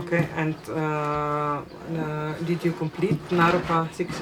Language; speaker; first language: English; non-native, fluent; Slovenian